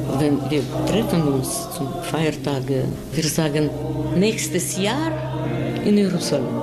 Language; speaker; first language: German; non-native, learner; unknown